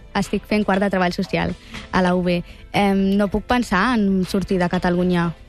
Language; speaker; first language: Catalan; early bilingual, other home language; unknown